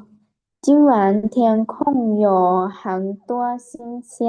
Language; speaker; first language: Chinese; non-native, learner; Lao